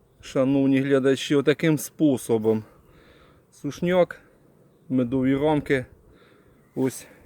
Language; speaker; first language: Ukrainian; native; Ukrainian